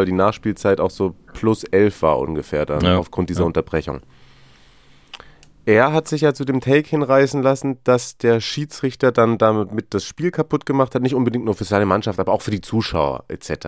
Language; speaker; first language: German; native; German